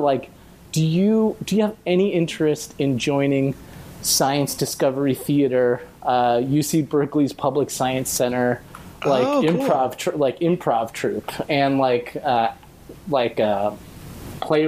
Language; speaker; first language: English; native; English